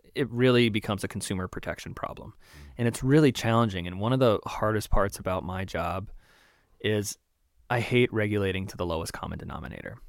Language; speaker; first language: English; native; English